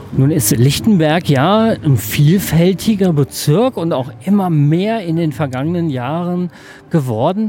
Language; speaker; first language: German; native; German